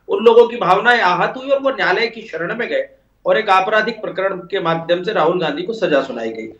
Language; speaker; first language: Hindi; native; Hindi